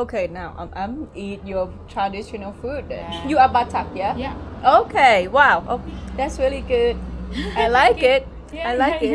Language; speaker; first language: English; non-native, learner; Thai